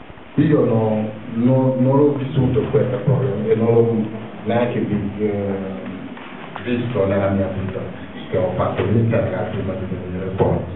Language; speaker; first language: Italian; non-native, fluent; Wolof